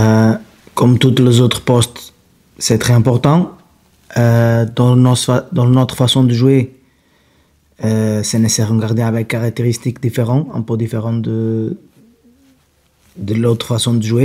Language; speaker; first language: French; non-native, fluent; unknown